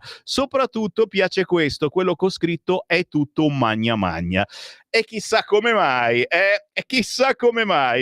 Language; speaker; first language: Italian; native; Italian